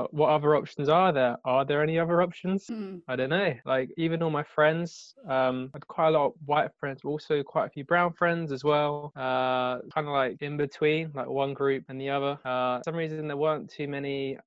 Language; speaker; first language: English; native; English